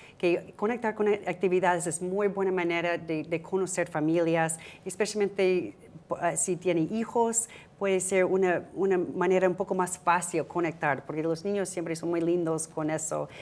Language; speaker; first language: Spanish; non-native, fluent; English